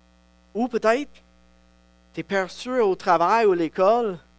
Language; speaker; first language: French; non-native, local second language; English